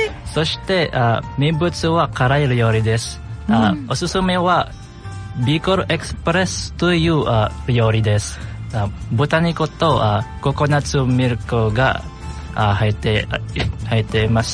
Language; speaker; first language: Japanese; non-native, learner; Bikol